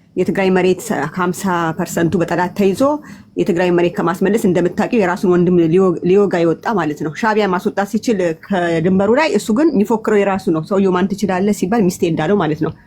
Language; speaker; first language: Amharic; non-native, local second language; Tigrinya